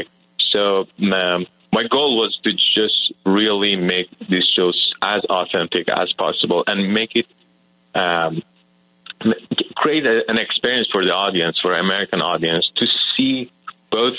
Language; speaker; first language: English; non-native, fluent; Persian